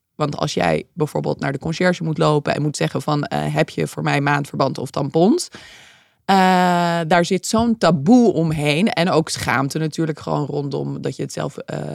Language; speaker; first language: Dutch; early bilingual, other home language; English